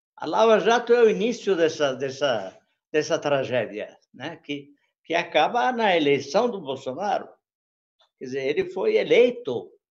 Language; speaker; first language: Portuguese; early bilingual, other home language; Italian